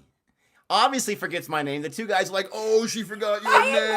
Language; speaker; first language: English; native; English